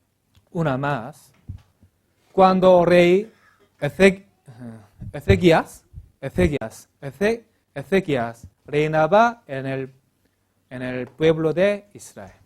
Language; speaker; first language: Spanish; non-native, learner; Korean